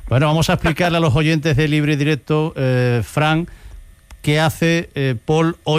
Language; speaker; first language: Spanish; native; Spanish